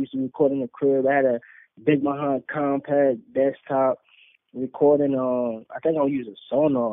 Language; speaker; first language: English; native; English